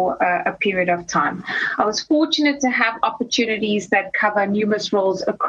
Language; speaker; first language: English; native; English